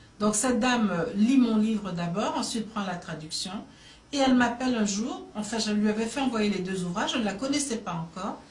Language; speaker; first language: French; native; French